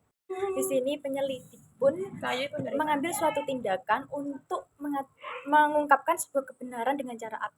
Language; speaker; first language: Indonesian; native; Indonesian